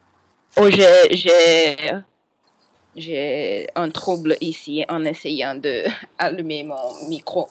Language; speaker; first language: French; non-native, learner; Portuguese